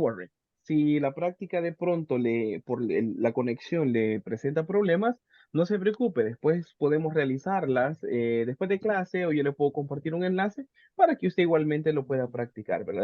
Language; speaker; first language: Spanish; native; Spanish